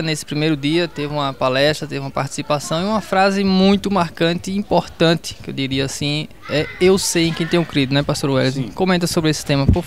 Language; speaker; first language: Portuguese; native; Portuguese